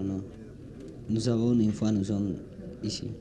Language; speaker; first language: French; non-native, learner; Spanish